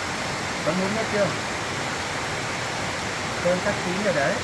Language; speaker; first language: Vietnamese; native; Vietnamese